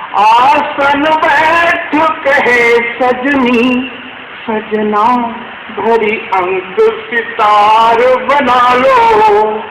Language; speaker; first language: Hindi; native; Hindi